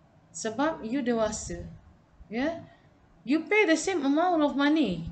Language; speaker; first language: English; non-native, local second language; Malay